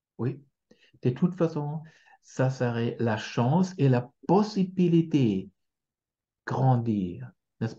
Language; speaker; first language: French; non-native, fluent; German